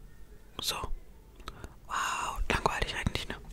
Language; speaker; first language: German; non-native, fluent; Estonian